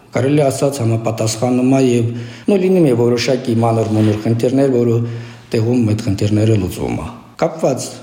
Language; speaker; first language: Armenian; native; Armenian